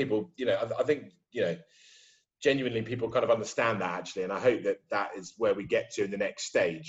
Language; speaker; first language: English; native; English